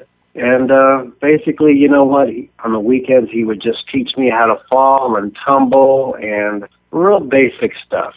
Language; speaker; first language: English; native; English